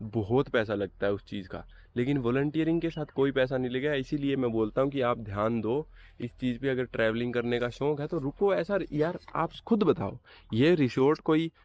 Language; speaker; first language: Hindi; native; Hindi